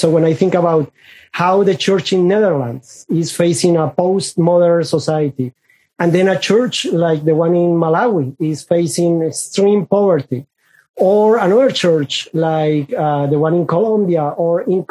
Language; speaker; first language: English; non-native, fluent; Spanish